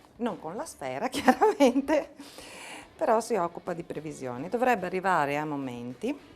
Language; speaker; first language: Italian; native; Italian